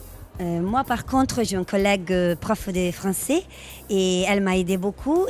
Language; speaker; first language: French; non-native, fluent; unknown